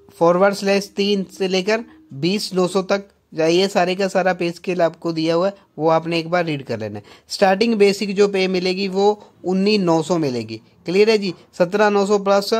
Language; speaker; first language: Hindi; non-native, local second language; Punjabi